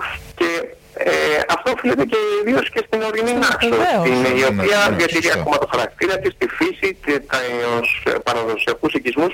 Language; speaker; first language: Greek; native; Greek